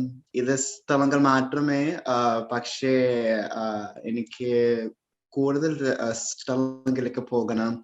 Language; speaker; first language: Malayalam; non-native, learner; English